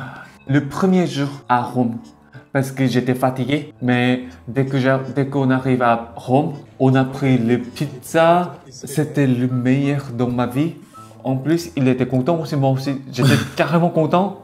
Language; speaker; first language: French; non-native, learner; Korean